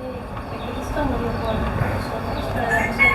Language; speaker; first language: Spanish; native; Spanish